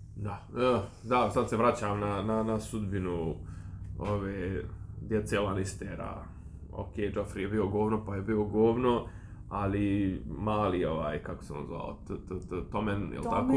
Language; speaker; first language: Serbian; native; Serbian